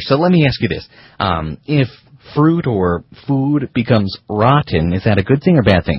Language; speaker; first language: English; native; English